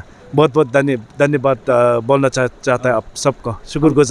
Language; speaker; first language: Hindi; non-native, fluent; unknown